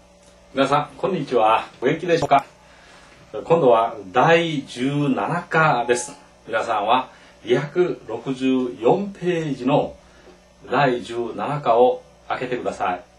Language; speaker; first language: Japanese; non-native, fluent; Korean